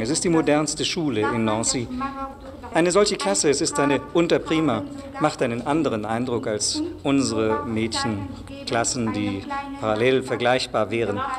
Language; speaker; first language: German; native; German